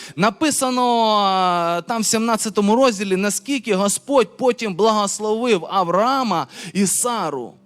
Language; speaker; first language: Ukrainian; non-native, local second language; Russian